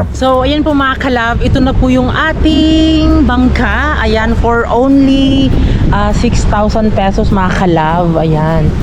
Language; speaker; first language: Filipino; non-native, local second language; Cebuano